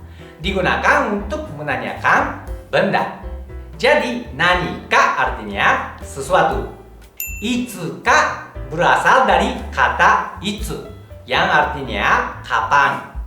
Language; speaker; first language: Indonesian; non-native, fluent; Japanese